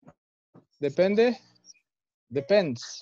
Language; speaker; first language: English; non-native, fluent; Spanish